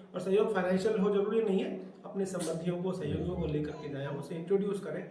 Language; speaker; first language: Hindi; native; Hindi